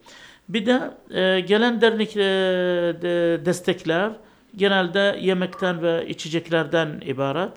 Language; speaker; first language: Turkish; non-native, learner; Arabic